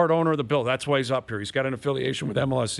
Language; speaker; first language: English; native; English